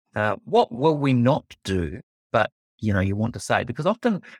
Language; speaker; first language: English; native; English